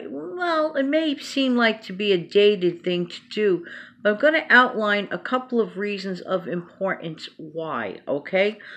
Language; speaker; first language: English; native; English